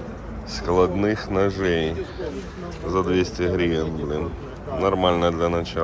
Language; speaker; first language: Russian; native; Russian